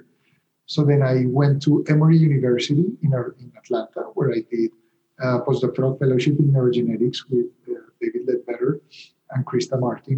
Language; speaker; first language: English; non-native, fluent; Spanish